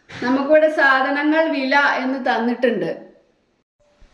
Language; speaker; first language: Malayalam; native; Malayalam